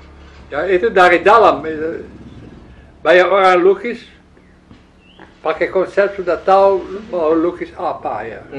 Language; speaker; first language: Indonesian; non-native, learner; Dutch